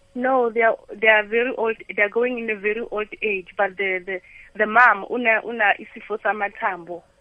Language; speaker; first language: English; non-native, local second language; Northern Sotho